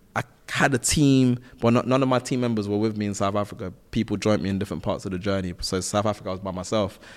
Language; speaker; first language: English; native; English